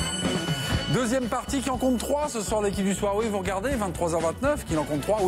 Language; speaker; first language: French; native; French